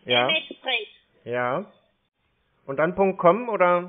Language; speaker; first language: German; native; German